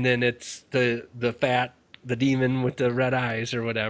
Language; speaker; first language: English; native; English